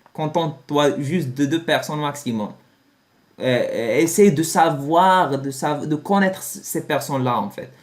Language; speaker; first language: French; non-native, fluent; Arabic